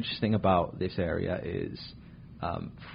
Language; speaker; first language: English; native; English